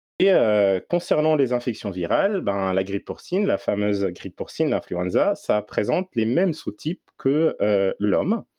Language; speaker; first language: French; non-native, local second language; Arabic